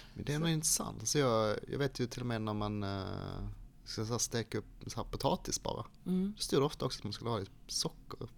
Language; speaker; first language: Swedish; native; Swedish